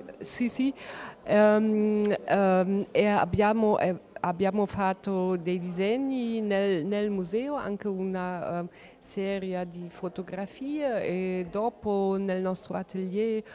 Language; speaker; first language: Italian; non-native, learner; German